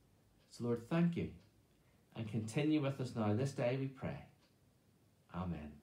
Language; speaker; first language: English; native; English